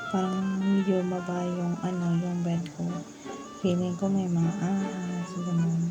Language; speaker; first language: Filipino; non-native, local second language; Hiligaynon